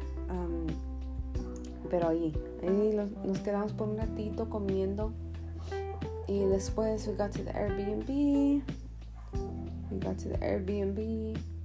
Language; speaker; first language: Spanish; early bilingual, other home language; English